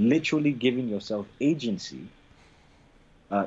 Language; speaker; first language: English; non-native, local second language; Yoruba